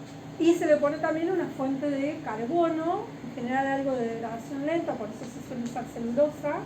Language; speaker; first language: Spanish; native; Spanish